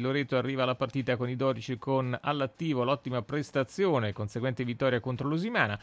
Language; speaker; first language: Italian; native; Italian